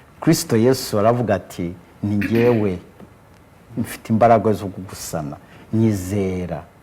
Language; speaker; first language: Kinyarwanda; early bilingual, heritage; Kinyarwanda